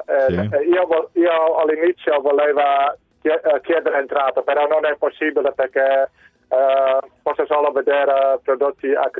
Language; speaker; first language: Italian; non-native, learner; Dutch